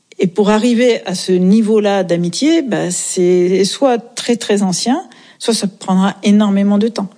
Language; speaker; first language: French; native; French